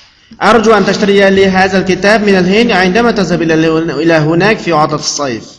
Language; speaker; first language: Arabic; non-native, fluent; Uyghur